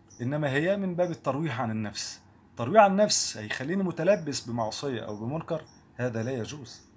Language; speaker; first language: Arabic; native; Arabic